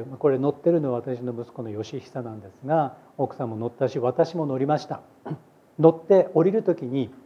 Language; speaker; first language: Japanese; native; Japanese